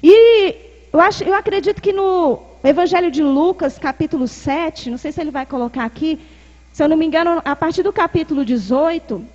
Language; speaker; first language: Portuguese; native; Portuguese